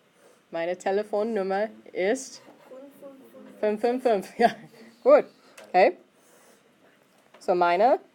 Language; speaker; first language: German; non-native, fluent; English